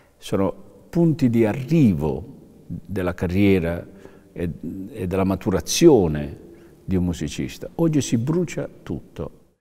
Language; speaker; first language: Italian; native; Italian